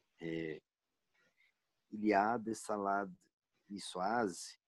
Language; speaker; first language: French; non-native, learner; Portuguese